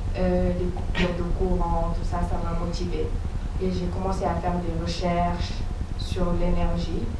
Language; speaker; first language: French; non-native, local second language; Wolof